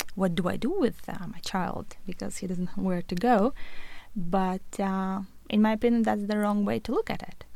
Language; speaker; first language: English; non-native, fluent; Latvian